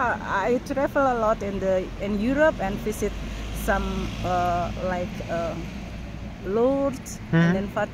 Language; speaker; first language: English; non-native, learner; Indonesian